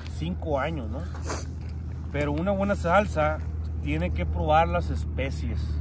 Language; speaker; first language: Spanish; native; Spanish